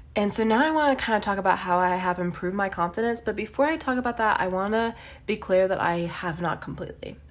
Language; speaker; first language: English; native; English